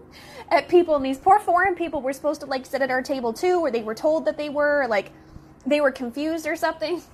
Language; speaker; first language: English; native; English